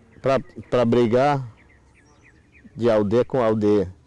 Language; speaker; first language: Portuguese; non-native, local second language; Yanomámi